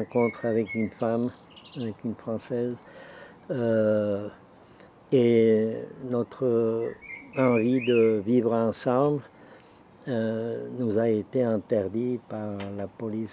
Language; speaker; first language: French; non-native, fluent; Czech